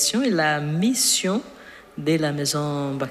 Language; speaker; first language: French; non-native, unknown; Portuguese